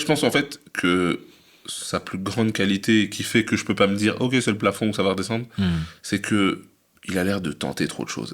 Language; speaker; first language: French; native; French